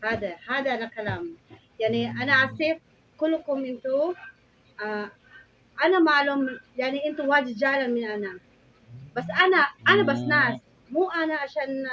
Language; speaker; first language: Arabic; non-native, learner; Filipino